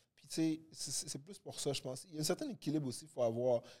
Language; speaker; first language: French; early bilingual, other home language; Haitian Creole